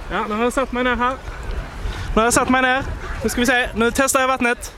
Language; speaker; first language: Swedish; native; Swedish